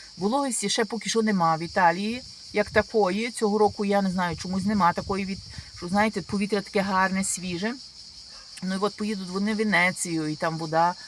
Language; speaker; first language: Ukrainian; native; Ukrainian